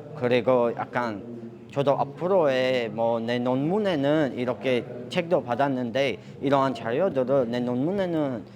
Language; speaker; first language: Korean; non-native, fluent; Tajik